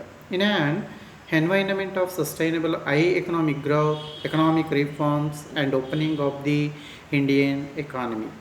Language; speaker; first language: English; non-native, local second language; Kannada